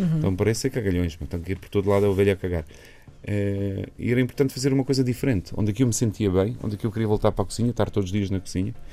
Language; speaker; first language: Portuguese; non-native, fluent; Bosnian